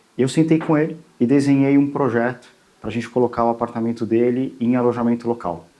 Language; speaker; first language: Portuguese; native; Portuguese